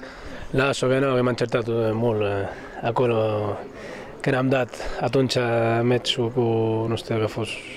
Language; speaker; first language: Romanian; non-native, fluent; Arabic